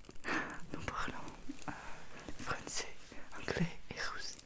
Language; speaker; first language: French; non-native, learner; Russian